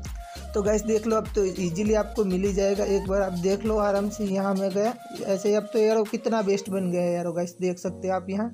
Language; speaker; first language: Hindi; native; Hindi